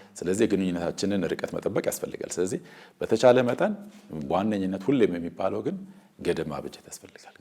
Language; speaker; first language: Amharic; native; Amharic